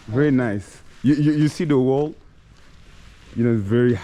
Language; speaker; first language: English; non-native, fluent; French